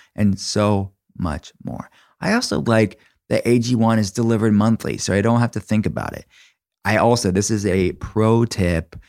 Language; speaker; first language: English; native; English